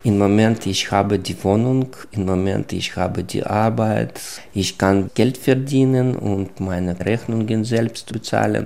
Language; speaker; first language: German; non-native, learner; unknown